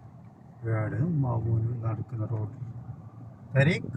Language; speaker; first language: English; non-native, learner; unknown